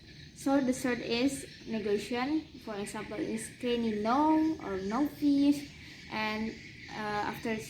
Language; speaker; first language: English; non-native, learner; Indonesian